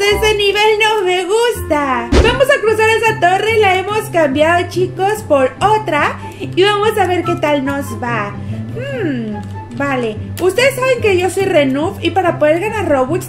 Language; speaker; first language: Spanish; native; Spanish